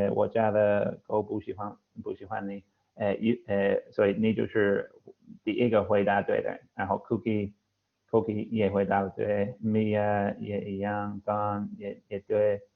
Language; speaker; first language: Chinese; non-native, fluent; English